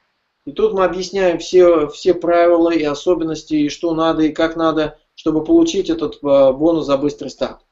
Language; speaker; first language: Russian; native; Russian